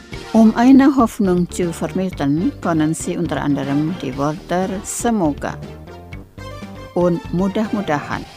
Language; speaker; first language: German; non-native, fluent; Indonesian